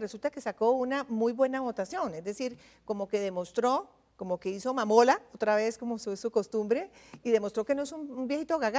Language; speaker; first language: Spanish; native; Spanish